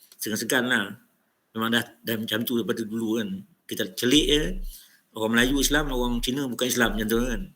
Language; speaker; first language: Malay; native; Malay